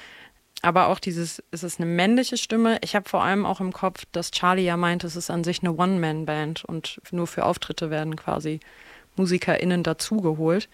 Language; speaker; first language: German; native; German